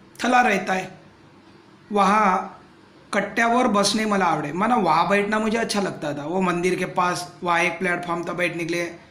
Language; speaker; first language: Hindi; non-native, local second language; Marathi